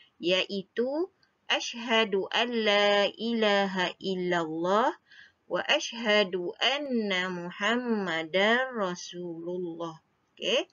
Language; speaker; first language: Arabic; non-native, fluent; Malay